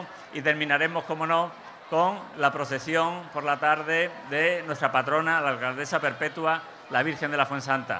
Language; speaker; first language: Spanish; native; Spanish